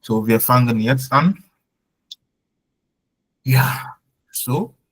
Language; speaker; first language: German; non-native, fluent; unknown